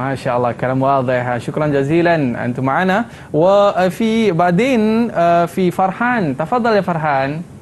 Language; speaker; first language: Arabic; non-native, fluent; Malay